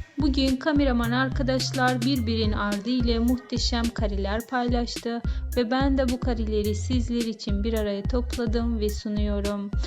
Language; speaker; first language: Turkish; native; Turkish